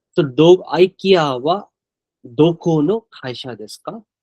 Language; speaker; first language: Japanese; non-native, learner; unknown